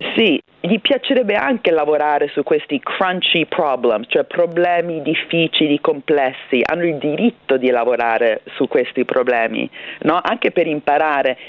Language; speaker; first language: Italian; early bilingual, heritage; Italian